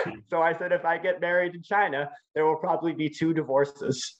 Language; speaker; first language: English; native; English